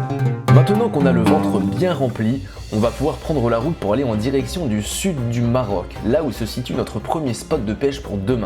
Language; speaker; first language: French; native; French